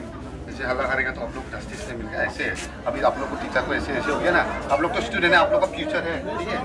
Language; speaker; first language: Hindi; non-native, local second language; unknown